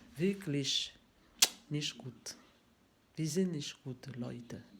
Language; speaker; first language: German; non-native, learner; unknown